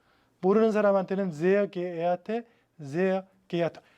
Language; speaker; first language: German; non-native, fluent; Korean